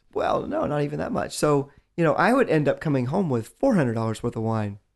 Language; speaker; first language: English; native; English